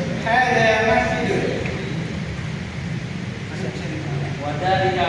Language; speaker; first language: Arabic; non-native, learner; Indonesian